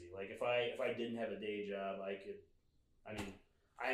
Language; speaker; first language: English; native; English